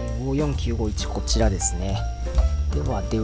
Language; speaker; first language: Japanese; native; Japanese